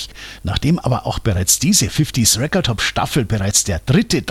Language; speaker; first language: German; native; German